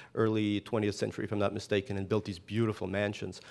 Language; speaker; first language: English; non-native, fluent; Russian